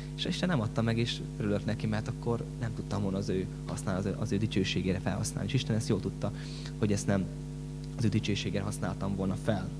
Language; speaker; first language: Hungarian; native; Hungarian